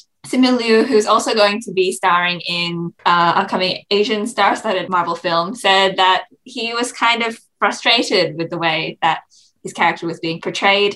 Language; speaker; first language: English; native; English